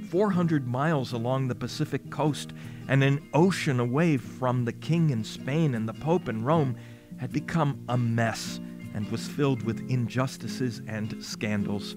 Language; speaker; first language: English; native; English